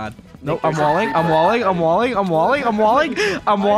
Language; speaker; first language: English; native; English